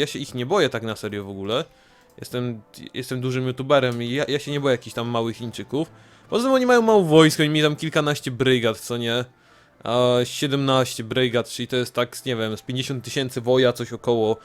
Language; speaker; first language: Polish; native; Polish